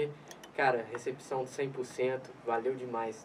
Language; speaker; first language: Portuguese; native; Portuguese